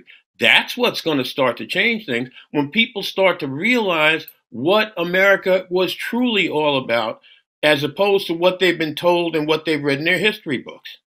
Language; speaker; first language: English; native; English